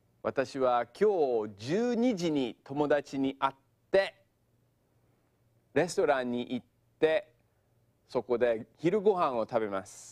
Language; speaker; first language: Japanese; non-native, fluent; English